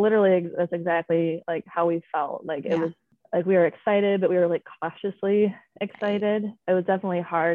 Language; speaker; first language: English; native; English